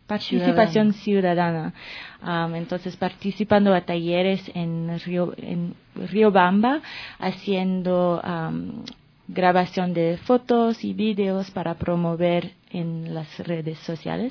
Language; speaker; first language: Spanish; non-native, fluent; French